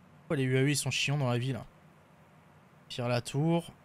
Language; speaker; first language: French; native; French